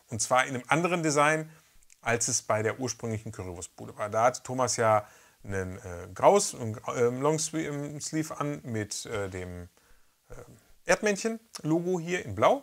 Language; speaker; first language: German; native; German